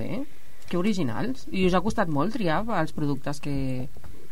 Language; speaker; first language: Catalan; native; Catalan